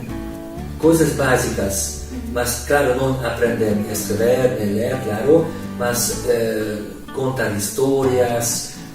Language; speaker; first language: Portuguese; non-native, learner; Hungarian